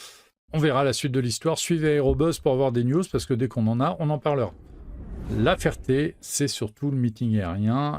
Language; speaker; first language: French; native; French